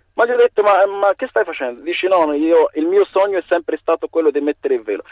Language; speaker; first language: Italian; non-native, fluent; Arabic